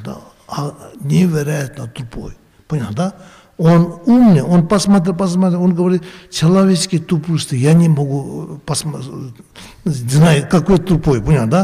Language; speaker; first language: Russian; non-native, learner; Tibetan